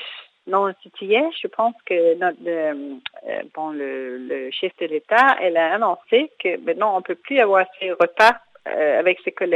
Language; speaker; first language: French; non-native, fluent; Danish